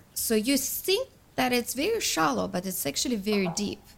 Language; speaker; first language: English; non-native, fluent; Russian